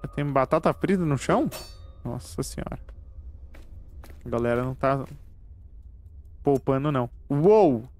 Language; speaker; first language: Portuguese; native; Portuguese